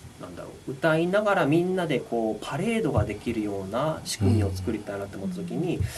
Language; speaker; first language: Japanese; native; Japanese